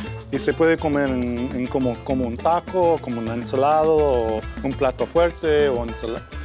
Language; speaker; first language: Spanish; non-native, learner; English